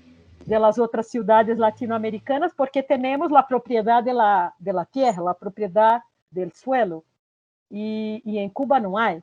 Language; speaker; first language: Spanish; non-native, fluent; Portuguese